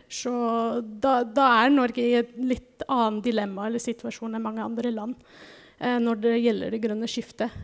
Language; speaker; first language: Norwegian; non-native, fluent; German